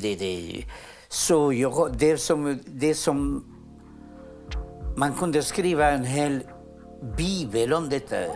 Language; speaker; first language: Swedish; non-native, fluent; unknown